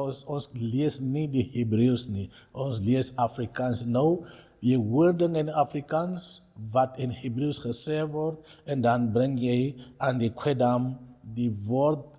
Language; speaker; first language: Afrikaans; non-native, local second language; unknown